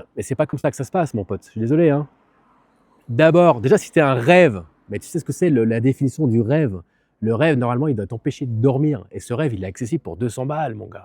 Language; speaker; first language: French; native; French